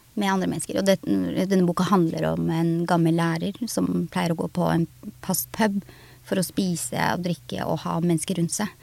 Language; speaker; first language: Norwegian; early bilingual, other home language; Somali